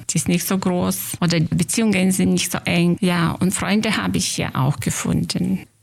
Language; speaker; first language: German; non-native, fluent; Lithuanian